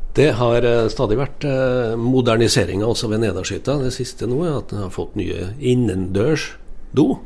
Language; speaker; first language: Norwegian; native; Norwegian